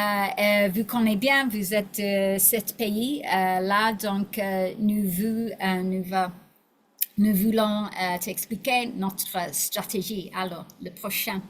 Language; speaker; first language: French; non-native, learner; English